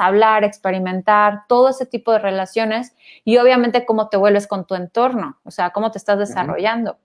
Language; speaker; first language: Spanish; native; Spanish